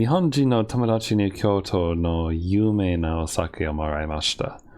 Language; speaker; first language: Japanese; non-native, learner; English